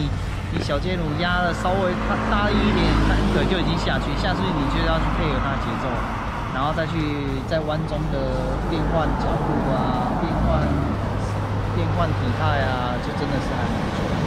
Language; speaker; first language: Chinese; native; Chinese